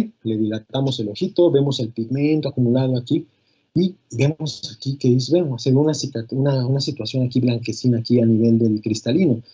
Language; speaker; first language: Spanish; native; Spanish